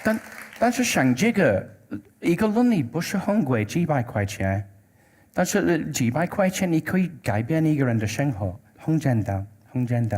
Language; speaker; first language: Chinese; non-native, learner; English